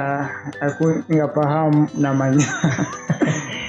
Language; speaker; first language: Indonesian; non-native, learner; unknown